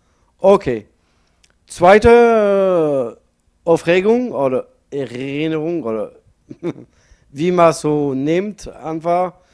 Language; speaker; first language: German; non-native, learner; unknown